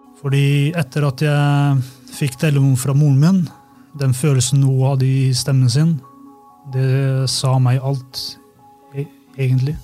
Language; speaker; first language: Norwegian; early bilingual, other home language; Albanian